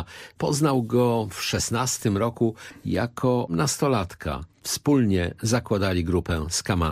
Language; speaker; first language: Polish; native; Polish